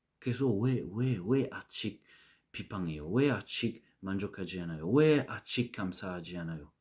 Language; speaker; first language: Korean; non-native, learner; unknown